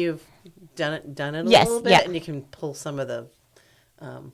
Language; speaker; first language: English; native; English